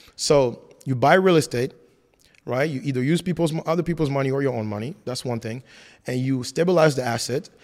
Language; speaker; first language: English; non-native, fluent; French